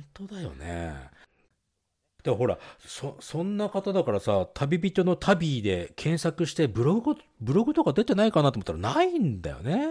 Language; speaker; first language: Japanese; native; Japanese